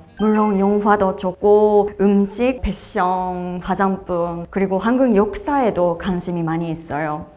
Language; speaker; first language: Korean; non-native, fluent; Japanese